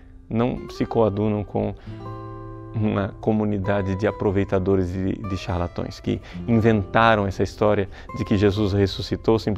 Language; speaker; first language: Portuguese; native; Portuguese